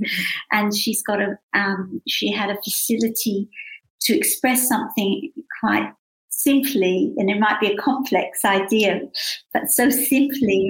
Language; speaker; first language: English; native; English